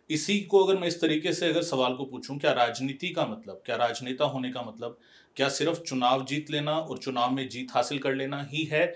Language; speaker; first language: Hindi; non-native, local second language; Punjabi